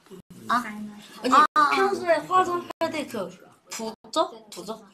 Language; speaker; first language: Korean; non-native, fluent; Chinese